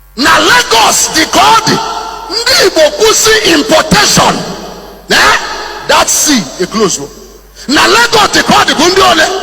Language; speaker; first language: Igbo; non-native, local second language; Bini